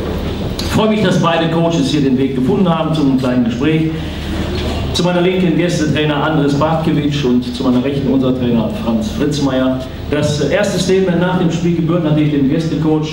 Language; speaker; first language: German; native; German